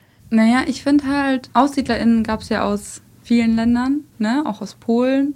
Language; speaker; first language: German; early bilingual, other home language; Russian